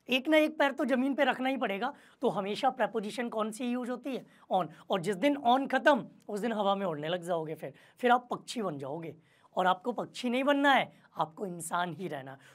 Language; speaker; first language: Hindi; native; Hindi